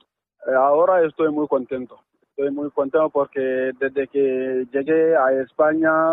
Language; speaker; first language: Spanish; non-native, learner; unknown